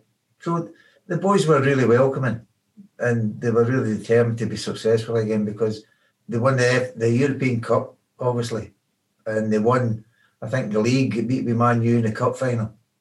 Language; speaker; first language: English; native; English